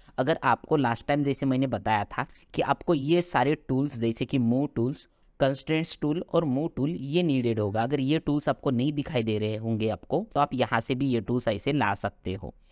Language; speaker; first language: Hindi; non-native, local second language; Marathi